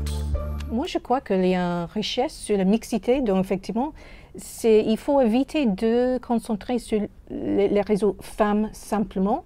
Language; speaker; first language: French; non-native, fluent; English